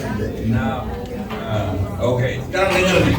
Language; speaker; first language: Indonesian; non-native, learner; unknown